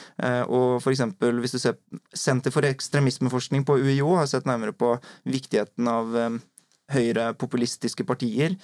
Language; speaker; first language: Norwegian; native; Norwegian